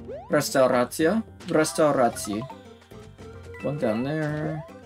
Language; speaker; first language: Polish; non-native, learner; English